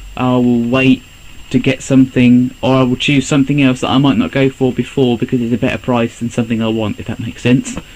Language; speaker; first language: English; native; English